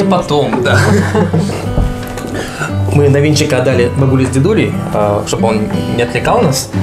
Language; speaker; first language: Russian; native; Russian